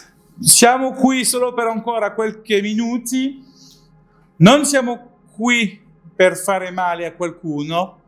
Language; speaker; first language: Italian; non-native, learner; French